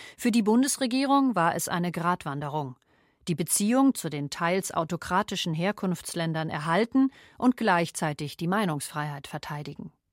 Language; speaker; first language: German; native; German